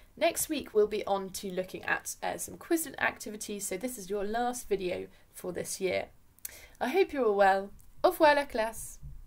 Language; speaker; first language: English; native; English